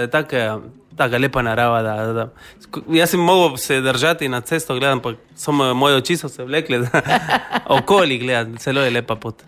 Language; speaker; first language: Slovenian; non-native, fluent; Spanish